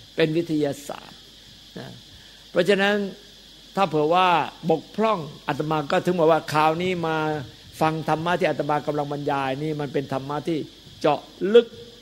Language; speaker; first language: Thai; native; Thai